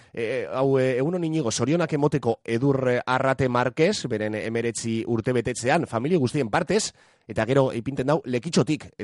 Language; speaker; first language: Basque; native; Basque